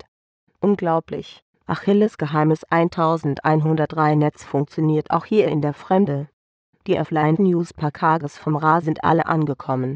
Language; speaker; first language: German; native; German